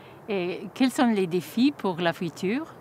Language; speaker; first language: French; non-native, learner; Slovenian